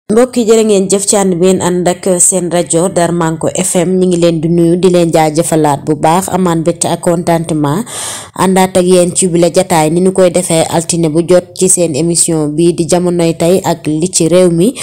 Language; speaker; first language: Wolof; native; Wolof